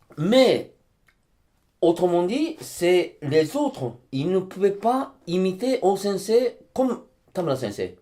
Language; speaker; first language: French; non-native, fluent; Japanese